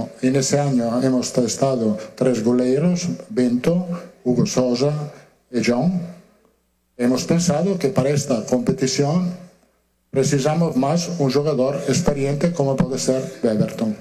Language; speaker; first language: Portuguese; non-native, learner; Italian